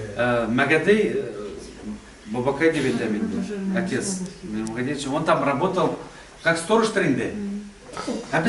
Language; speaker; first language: Russian; non-native, local second language; Tatar